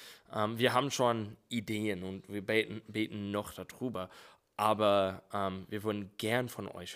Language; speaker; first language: German; non-native, fluent; English